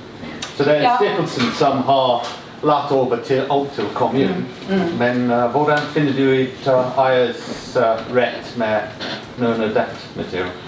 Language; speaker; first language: Norwegian; non-native, learner; English